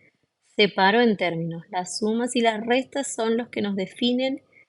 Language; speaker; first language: Spanish; native; Spanish